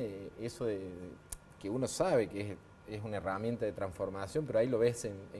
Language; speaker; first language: Spanish; native; Spanish